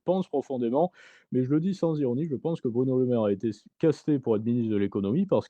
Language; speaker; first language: French; native; French